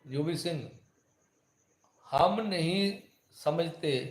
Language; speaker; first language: Hindi; native; Hindi